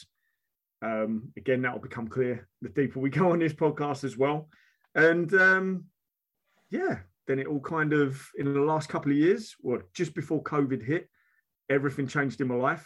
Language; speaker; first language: English; native; English